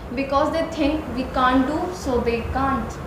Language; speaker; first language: English; non-native, learner; Hindi